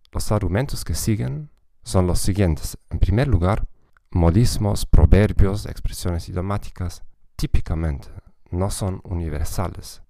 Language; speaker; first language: Spanish; non-native, fluent; German